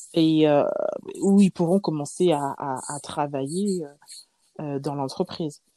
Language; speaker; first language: French; native; French